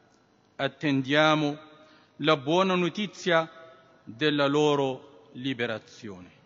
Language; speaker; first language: Italian; non-native, fluent; Arabic